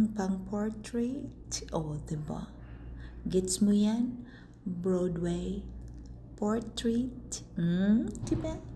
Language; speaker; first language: Filipino; non-native, local second language; Cebuano